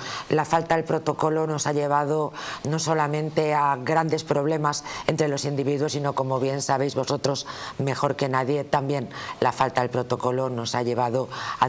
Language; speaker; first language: Spanish; native; Spanish